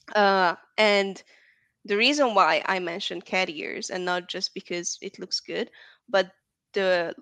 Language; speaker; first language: English; non-native, fluent; Hungarian